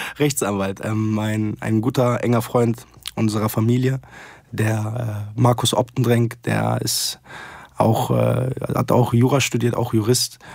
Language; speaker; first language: German; early bilingual, other home language; Arabic